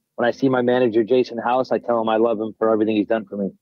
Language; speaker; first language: English; native; English